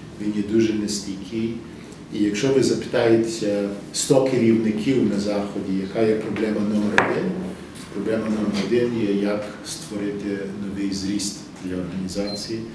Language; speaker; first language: Ukrainian; early bilingual, heritage; English